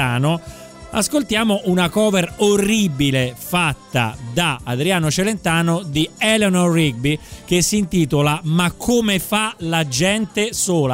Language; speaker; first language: Italian; native; Italian